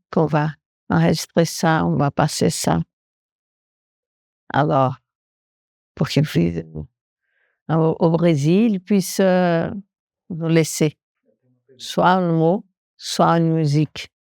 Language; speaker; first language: French; non-native, fluent; Portuguese